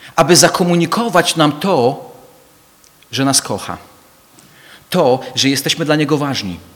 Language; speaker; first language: Polish; non-native, fluent; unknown